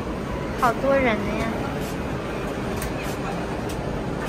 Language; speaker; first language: Chinese; non-native, fluent; Vietnamese